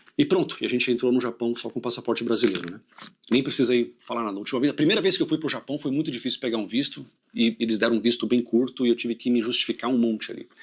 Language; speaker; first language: Portuguese; native; Portuguese